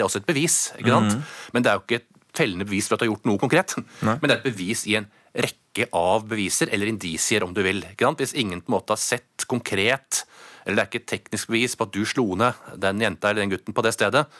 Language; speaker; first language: Norwegian; native; Norwegian